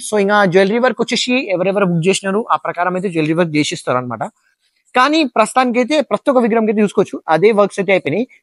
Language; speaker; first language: Telugu; non-native, local second language; Hindi